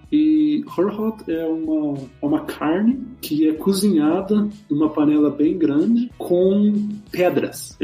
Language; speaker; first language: Portuguese; native; Portuguese